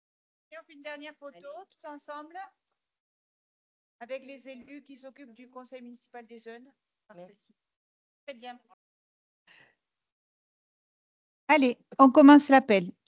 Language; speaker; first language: French; native; French